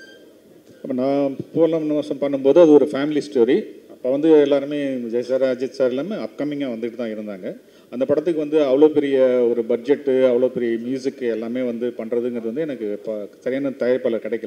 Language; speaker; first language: Tamil; native; Tamil